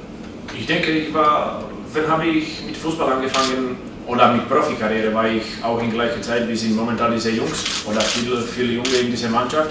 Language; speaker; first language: German; non-native, fluent; Slovak